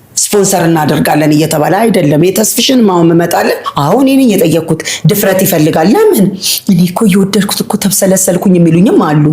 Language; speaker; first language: Amharic; native; Amharic